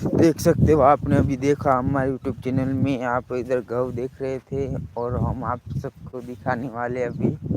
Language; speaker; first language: Hindi; non-native, local second language; Gujarati